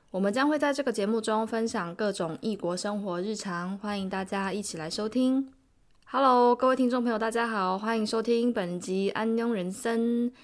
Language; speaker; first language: Chinese; native; Chinese